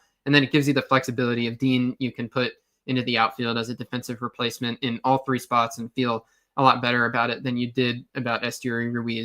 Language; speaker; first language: English; native; English